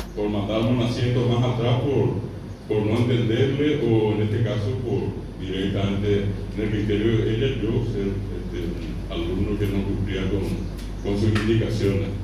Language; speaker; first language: Spanish; non-native, local second language; Guarani